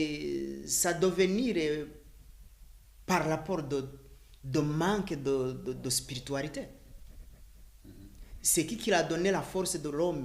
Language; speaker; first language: French; non-native, learner; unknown